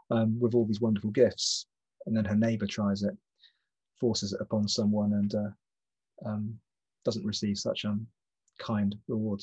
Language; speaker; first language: English; native; English